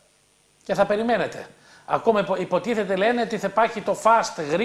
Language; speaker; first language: Greek; native; Greek